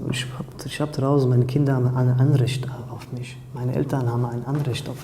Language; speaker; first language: German; native; German